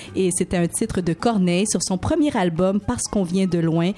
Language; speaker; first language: French; native; French